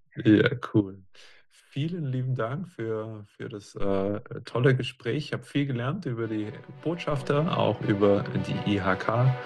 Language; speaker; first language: German; native; German